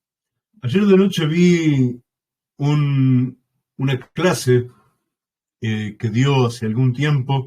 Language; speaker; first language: Spanish; native; Spanish